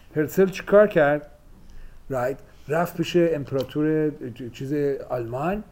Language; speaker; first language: Persian; native; Persian